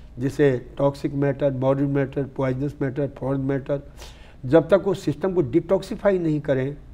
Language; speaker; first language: Hindi; native; Hindi